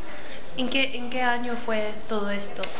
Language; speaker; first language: Spanish; early bilingual, other home language; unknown